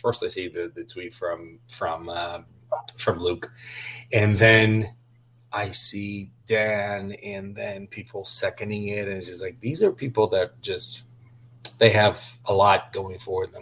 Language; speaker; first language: English; non-native, fluent; Portuguese